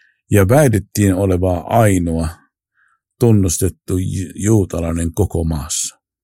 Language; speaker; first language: Finnish; non-native, fluent; Arabic